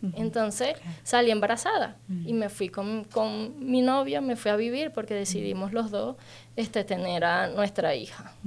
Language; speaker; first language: Spanish; native; Spanish